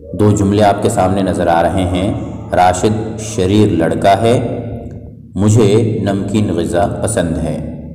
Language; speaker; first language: Urdu; native; Urdu